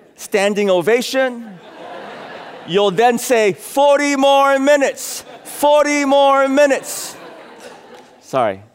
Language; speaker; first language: English; native; English